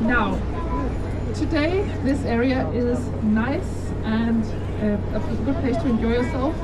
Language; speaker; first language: English; non-native, fluent; Danish